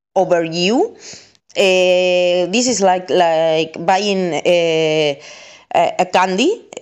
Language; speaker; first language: English; non-native, fluent; Spanish